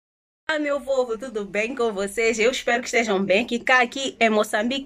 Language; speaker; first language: Portuguese; non-native, local second language; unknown